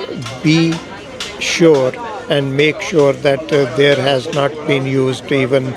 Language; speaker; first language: English; non-native, fluent; Urdu